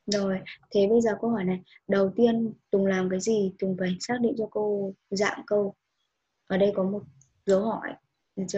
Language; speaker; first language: Vietnamese; native; Vietnamese